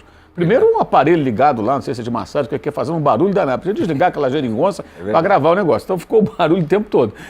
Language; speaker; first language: Portuguese; native; Portuguese